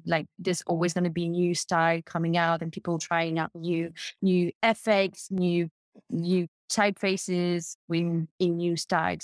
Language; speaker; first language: English; non-native, fluent; French